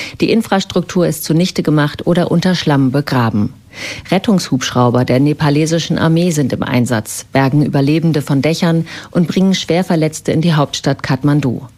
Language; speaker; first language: German; native; German